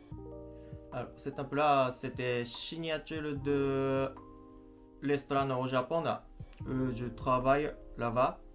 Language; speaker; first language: French; non-native, learner; Japanese